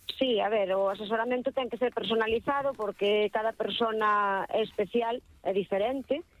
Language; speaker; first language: Galician; native; Galician